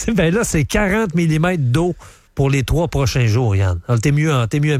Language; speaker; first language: French; native; French